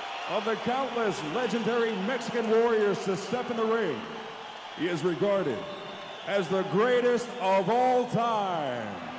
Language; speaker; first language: English; native; English